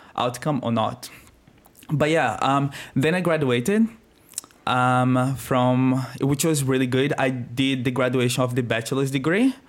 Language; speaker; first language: English; non-native, fluent; Portuguese